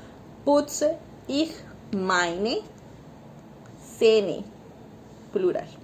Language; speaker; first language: German; non-native, fluent; Spanish